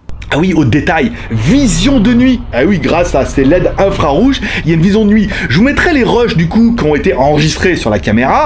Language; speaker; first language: French; native; French